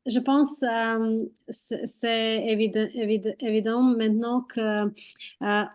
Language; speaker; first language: French; non-native, fluent; Croatian